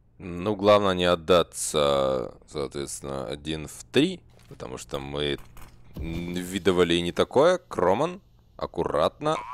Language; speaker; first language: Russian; native; Russian